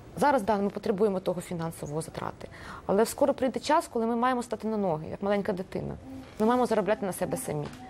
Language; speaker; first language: Ukrainian; native; Ukrainian